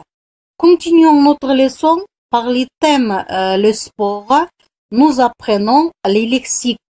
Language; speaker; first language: French; non-native, fluent; Kazakh